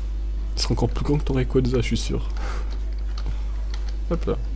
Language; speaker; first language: French; native; French